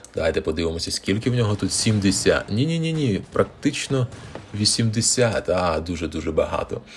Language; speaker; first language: Ukrainian; non-native, local second language; Russian